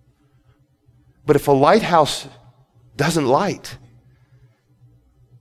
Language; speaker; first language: English; native; English